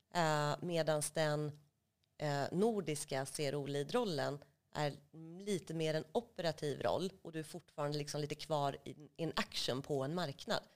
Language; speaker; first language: Swedish; native; Swedish